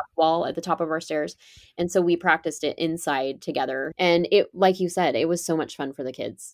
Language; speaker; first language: English; native; English